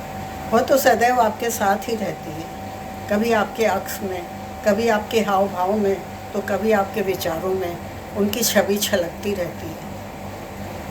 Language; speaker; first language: Hindi; native; Hindi